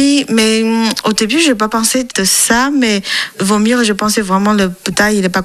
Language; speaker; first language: French; non-native, learner; Chinese